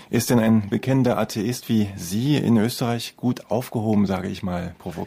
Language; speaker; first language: German; native; German